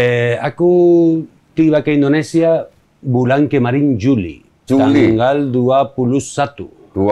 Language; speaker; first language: Indonesian; non-native, learner; Spanish